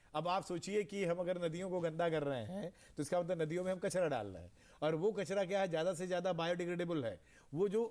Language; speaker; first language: Hindi; native; Hindi